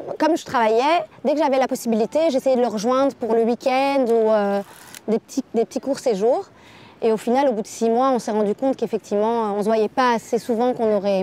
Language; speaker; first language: French; native; French